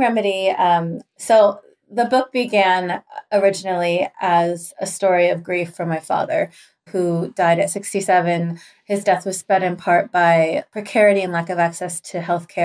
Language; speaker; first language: English; native; English